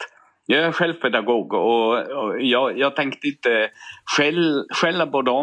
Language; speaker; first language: Swedish; non-native, fluent; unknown